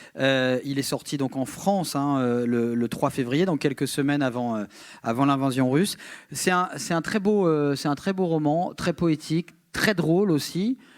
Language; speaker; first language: French; native; French